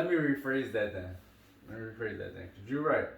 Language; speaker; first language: English; native; English